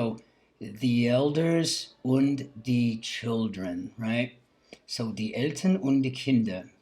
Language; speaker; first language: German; non-native, learner; English